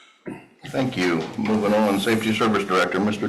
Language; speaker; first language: English; native; English